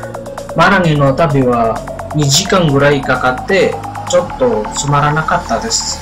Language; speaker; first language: Japanese; non-native, learner; Indonesian